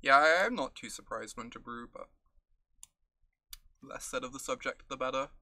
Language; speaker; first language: English; native; English